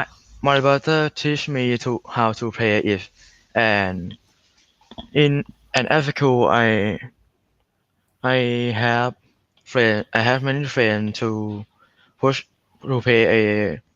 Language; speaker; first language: English; non-native, learner; Thai